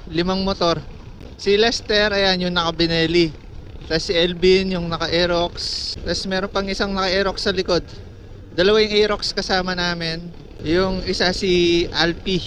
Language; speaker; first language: Filipino; non-native, local second language; Pampanga